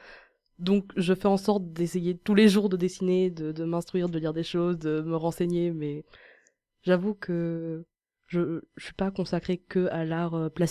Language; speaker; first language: French; native; French